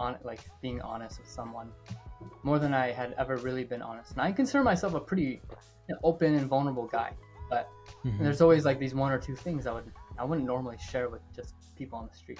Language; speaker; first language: English; native; English